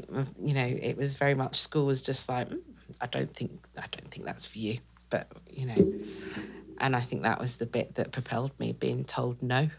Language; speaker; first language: English; native; English